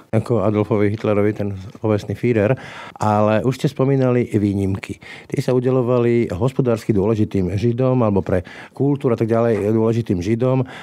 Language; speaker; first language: Slovak; native; Slovak